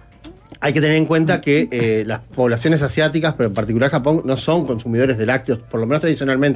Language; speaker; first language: Spanish; native; Spanish